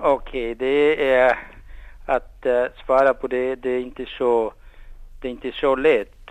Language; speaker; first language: Swedish; non-native, fluent; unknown